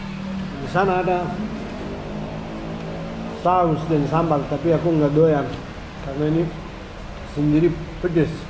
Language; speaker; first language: Indonesian; non-native, learner; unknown